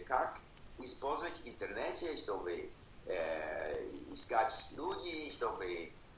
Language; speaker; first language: Russian; non-native, learner; English